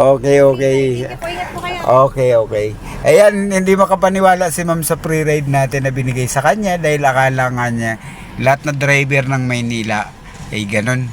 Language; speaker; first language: Filipino; native; Filipino